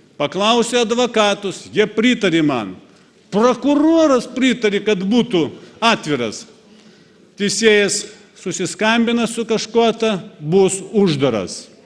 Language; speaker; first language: Lithuanian; non-native, fluent; Russian